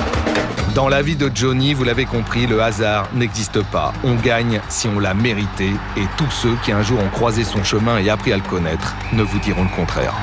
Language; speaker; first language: French; native; French